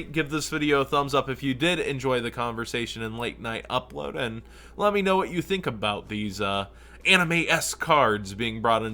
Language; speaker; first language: English; native; English